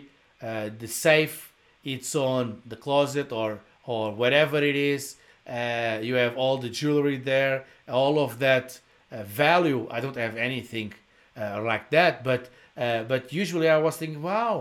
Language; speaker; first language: English; non-native, fluent; Portuguese